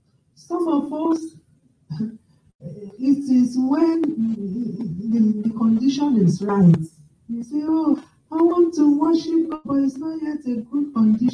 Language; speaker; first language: English; non-native, local second language; Yoruba